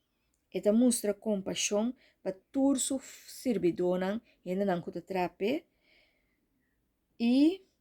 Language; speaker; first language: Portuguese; non-native, learner; Papiamento